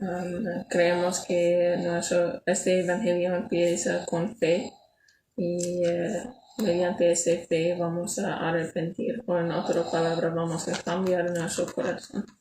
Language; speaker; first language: Spanish; non-native, learner; English